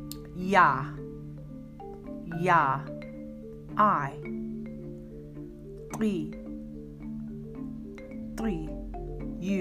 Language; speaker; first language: Russian; non-native, learner; English